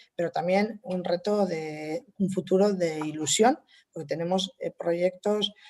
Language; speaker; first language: Spanish; native; Spanish